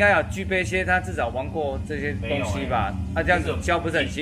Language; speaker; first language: Chinese; native; Chinese